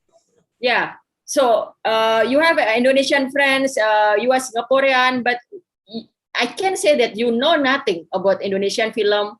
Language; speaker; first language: English; non-native, fluent; Indonesian